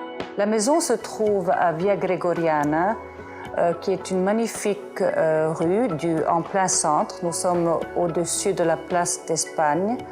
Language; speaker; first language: French; non-native, fluent; Italian